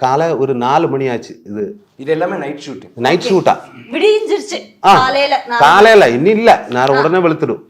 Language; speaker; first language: Tamil; non-native, learner; Malayalam